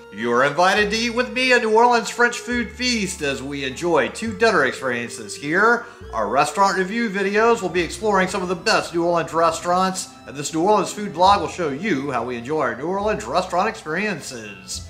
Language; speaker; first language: English; native; English